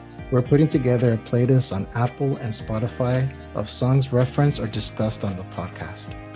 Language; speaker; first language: English; early bilingual, other home language; Spanish